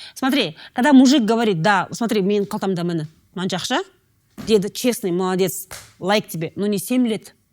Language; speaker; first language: Russian; non-native, local second language; Kazakh